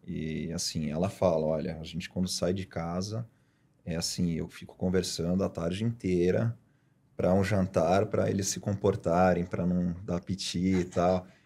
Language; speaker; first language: Portuguese; early bilingual, other home language; German